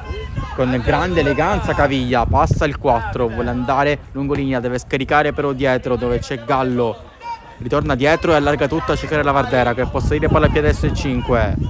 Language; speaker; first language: Italian; native; Italian